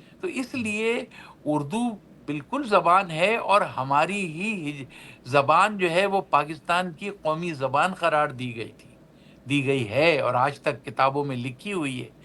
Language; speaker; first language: Urdu; native; Urdu